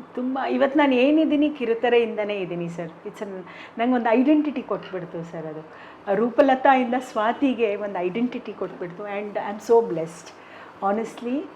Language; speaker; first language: Kannada; non-native, local second language; Konkani